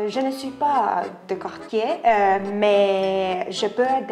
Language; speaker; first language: French; non-native, learner; Estonian